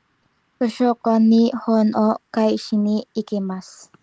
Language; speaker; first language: Japanese; non-native, learner; Filipino